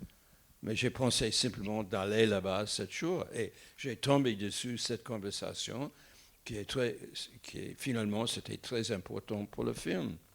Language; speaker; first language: French; non-native, fluent; English